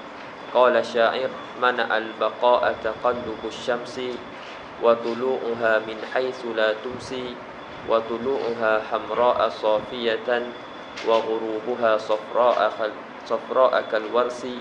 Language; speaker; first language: Arabic; non-native, fluent; Malay